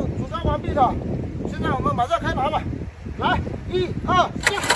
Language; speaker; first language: Chinese; native; Chinese